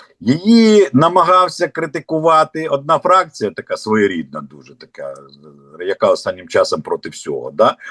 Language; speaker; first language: Ukrainian; non-native, local second language; Russian